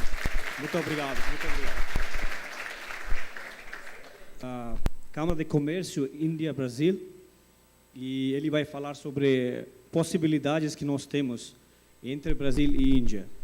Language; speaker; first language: Portuguese; non-native, fluent; English